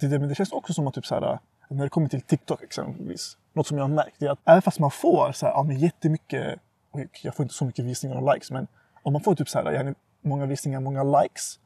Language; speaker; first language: Swedish; early bilingual, other home language; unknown